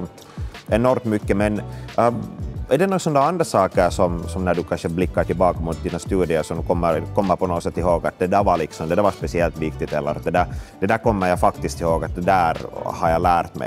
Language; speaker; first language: Swedish; native; Swedish